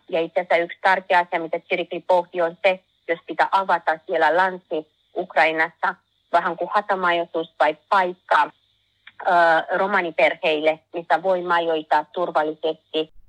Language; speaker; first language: Finnish; non-native, learner; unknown